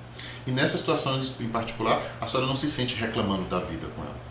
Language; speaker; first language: Portuguese; native; Portuguese